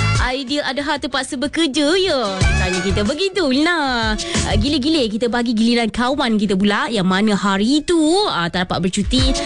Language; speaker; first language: Malay; native; Malay